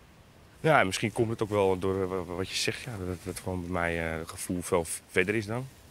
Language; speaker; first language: Dutch; native; Dutch